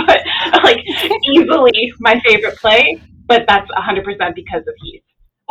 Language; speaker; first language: English; native; English